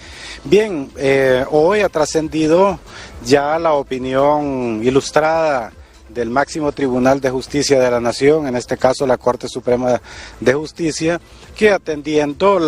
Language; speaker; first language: Spanish; native; Spanish